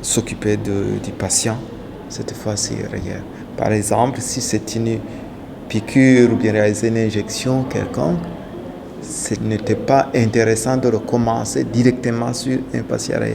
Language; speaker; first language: French; non-native, local second language; Rundi